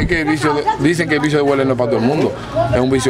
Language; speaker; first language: Spanish; native; Spanish